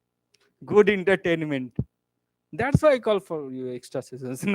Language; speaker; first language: English; non-native, local second language; Hindi